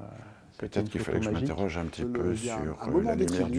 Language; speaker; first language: French; native; French